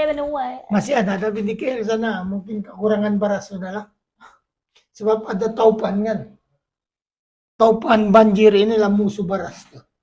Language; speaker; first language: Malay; non-native, local second language; Filipino